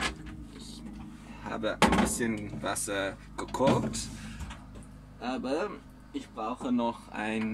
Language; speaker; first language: German; non-native, learner; English